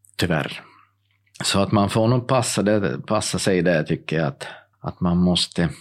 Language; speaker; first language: Swedish; native; Swedish